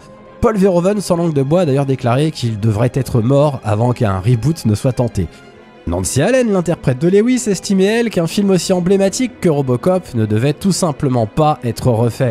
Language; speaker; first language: French; native; French